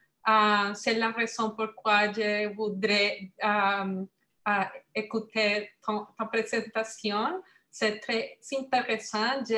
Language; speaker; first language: French; non-native, learner; Spanish